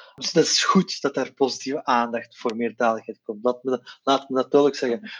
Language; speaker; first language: Dutch; non-native, local second language; Turkish